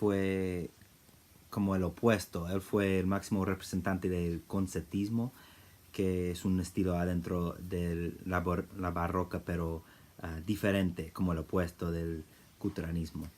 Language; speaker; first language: Spanish; non-native, fluent; English